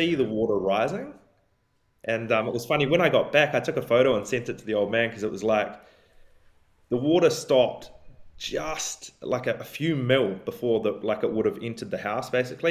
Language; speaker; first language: English; native; English